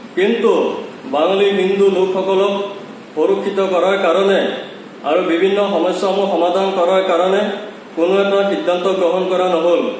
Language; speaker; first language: Assamese; non-native, local second language; Bangla